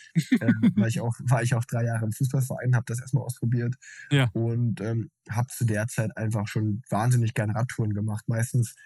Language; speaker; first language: German; native; German